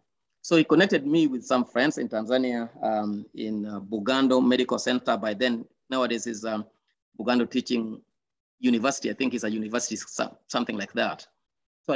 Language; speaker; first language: English; non-native, local second language; Luo (Kenya and Tanzania)